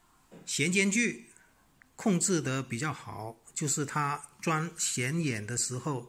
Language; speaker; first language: Chinese; native; Chinese